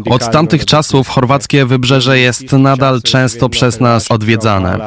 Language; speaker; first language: Polish; non-native, fluent; Slovenian